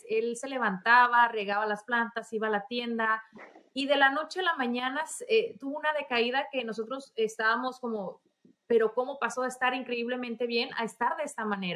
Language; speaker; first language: Spanish; native; Spanish